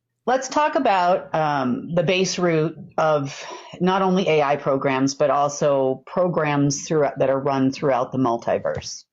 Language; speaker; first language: English; native; English